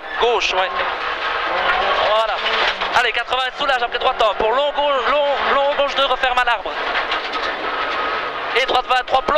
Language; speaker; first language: French; native; French